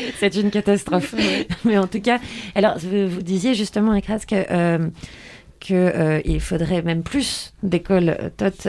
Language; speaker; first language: French; native; French